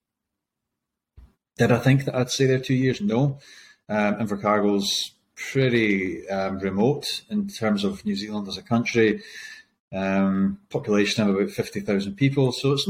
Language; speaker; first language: English; native; English